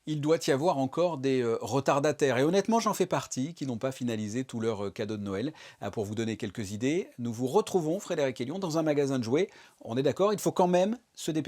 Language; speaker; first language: French; native; French